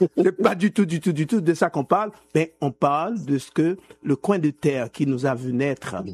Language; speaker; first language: French; non-native, local second language; Haitian Creole